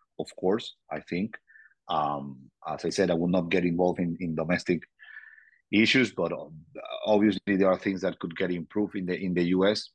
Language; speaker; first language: English; non-native, fluent; Spanish